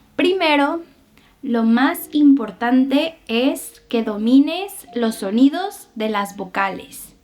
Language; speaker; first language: Spanish; native; Spanish